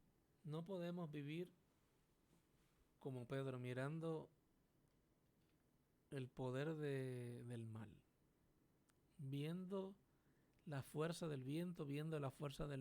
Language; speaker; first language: Spanish; native; Spanish